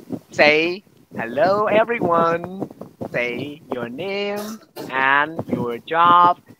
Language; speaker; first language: English; non-native, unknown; Vietnamese